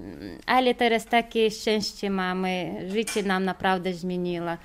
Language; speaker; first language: Polish; non-native, learner; Chechen